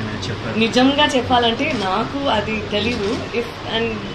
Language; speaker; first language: Telugu; non-native, learner; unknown